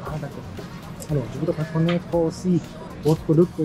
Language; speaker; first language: French; non-native, fluent; Japanese